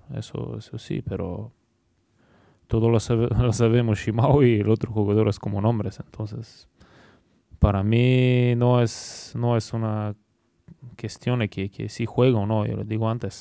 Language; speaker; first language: Spanish; non-native, learner; Bulgarian